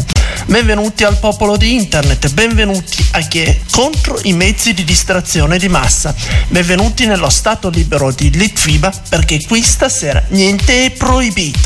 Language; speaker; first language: Italian; native; Italian